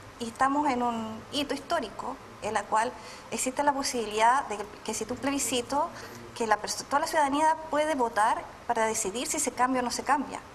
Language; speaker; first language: Spanish; native; Spanish